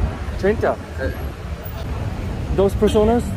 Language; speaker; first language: Spanish; non-native, learner; English